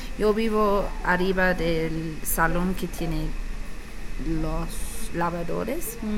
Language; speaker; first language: Spanish; non-native, learner; English